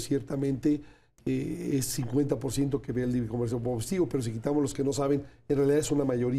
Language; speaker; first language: Spanish; native; Spanish